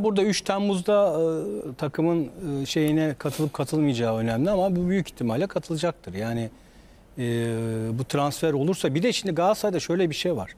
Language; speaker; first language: Turkish; native; Turkish